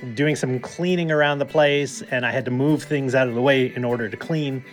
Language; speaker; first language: English; native; English